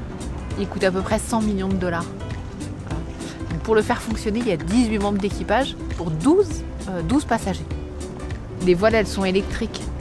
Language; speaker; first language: French; native; French